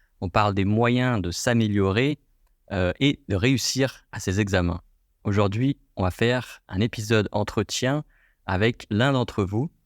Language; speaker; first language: French; native; French